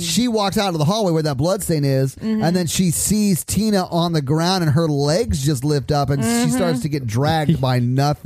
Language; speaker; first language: English; native; English